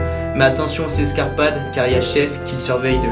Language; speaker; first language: French; native; French